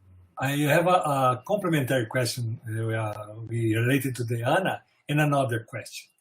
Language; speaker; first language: English; non-native, fluent; Portuguese